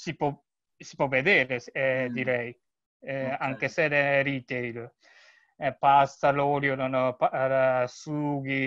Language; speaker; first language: Italian; non-native, learner; Japanese